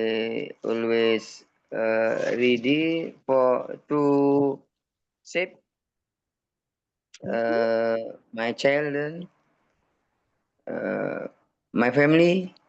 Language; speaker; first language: English; non-native, learner; Indonesian